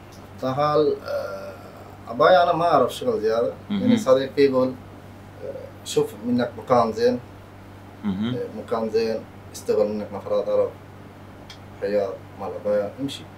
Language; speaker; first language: Arabic; non-native, learner; Bangla